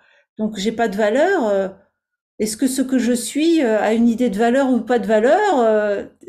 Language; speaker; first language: French; native; French